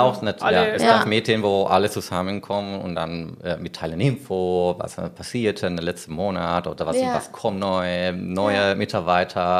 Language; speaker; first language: German; non-native, learner; Spanish